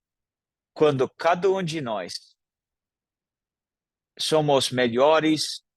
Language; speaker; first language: Portuguese; non-native, fluent; English